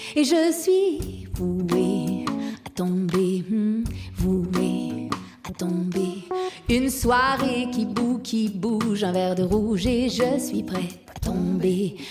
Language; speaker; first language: French; native; French